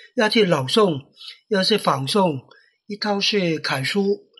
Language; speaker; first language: Chinese; non-native, fluent; Cantonese